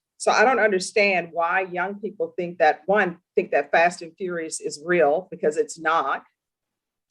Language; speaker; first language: English; native; English